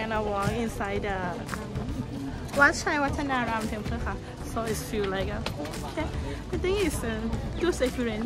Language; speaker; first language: English; non-native, learner; Thai